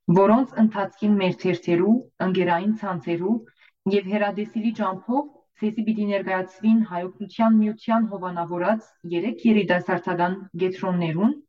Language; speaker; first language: Armenian; native; Armenian